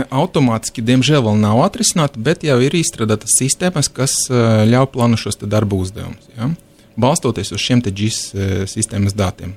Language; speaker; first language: Latvian; non-native, local second language; Russian